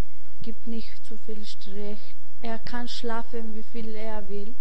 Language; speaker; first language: German; non-native, learner; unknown